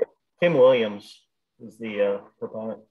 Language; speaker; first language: English; native; English